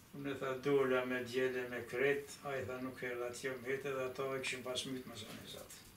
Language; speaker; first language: Albanian; early bilingual, heritage; Albanian